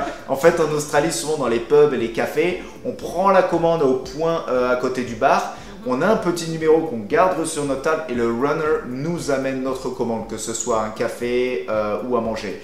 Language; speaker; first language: French; native; French